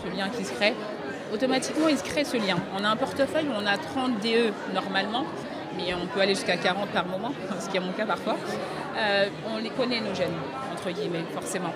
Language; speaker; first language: French; native; French